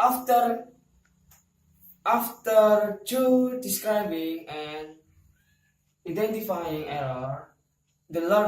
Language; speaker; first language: English; non-native, learner; Indonesian